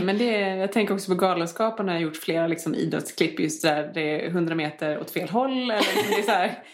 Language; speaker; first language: Swedish; native; Swedish